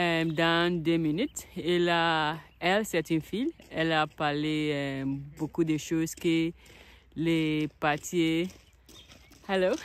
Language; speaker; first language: French; non-native, learner; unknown